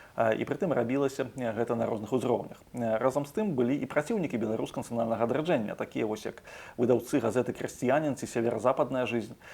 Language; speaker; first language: Belarusian; native; Belarusian